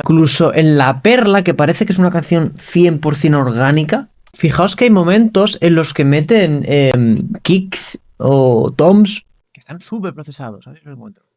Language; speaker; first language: Spanish; native; Spanish